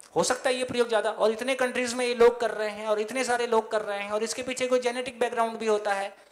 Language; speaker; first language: Hindi; native; Hindi